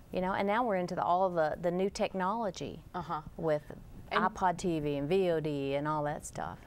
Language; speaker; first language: English; native; English